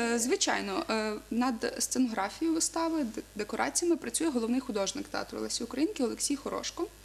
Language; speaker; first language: Ukrainian; native; Ukrainian